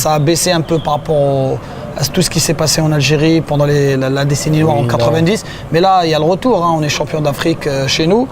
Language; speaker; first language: French; non-native, local second language; Arabic